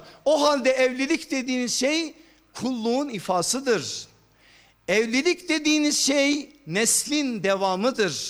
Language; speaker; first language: Turkish; native; Turkish